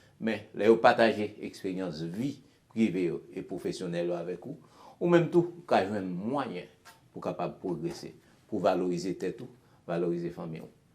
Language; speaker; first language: Haitian Creole; native; Haitian Creole